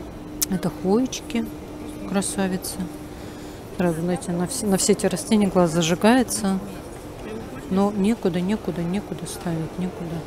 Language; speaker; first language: Russian; native; Russian